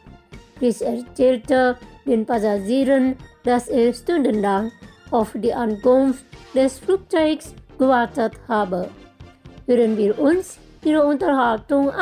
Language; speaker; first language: German; non-native, fluent; Indonesian